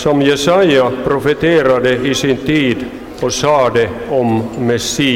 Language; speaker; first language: Swedish; non-native, local second language; Finnish